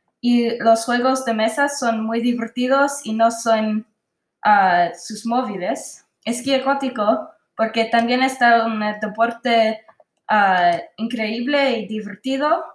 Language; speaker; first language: Spanish; non-native, learner; English